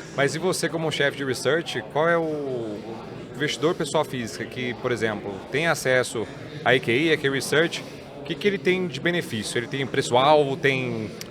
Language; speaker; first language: Portuguese; native; Portuguese